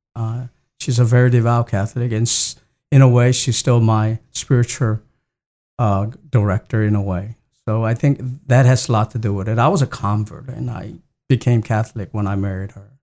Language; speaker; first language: English; non-native, fluent; Korean